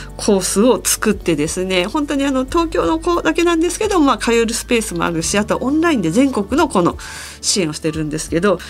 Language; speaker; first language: Japanese; native; Japanese